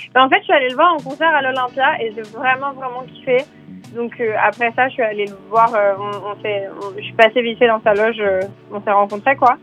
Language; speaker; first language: French; native; French